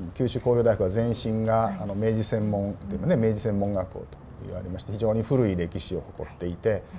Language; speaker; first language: Japanese; native; Japanese